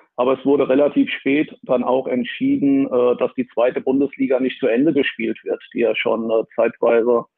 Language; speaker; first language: German; native; German